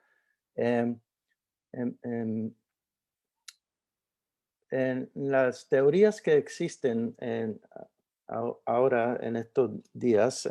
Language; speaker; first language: Spanish; early bilingual, heritage; Spanish